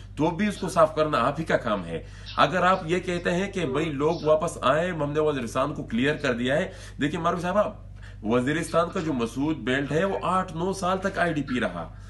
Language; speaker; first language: Urdu; non-native, local second language; Pashto